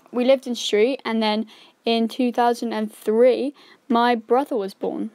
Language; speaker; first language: English; native; English